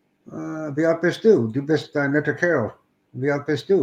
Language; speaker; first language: German; non-native, learner; English